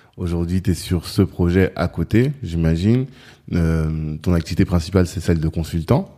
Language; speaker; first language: French; native; French